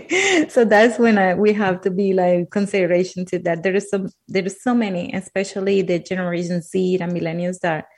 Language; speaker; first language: English; non-native, fluent; Spanish